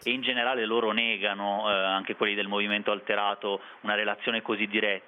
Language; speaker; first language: Italian; native; Italian